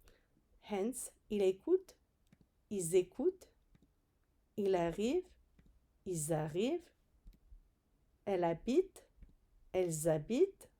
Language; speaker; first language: French; non-native, fluent; English